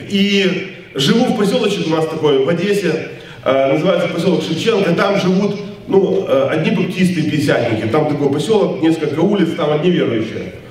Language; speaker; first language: Russian; native; Russian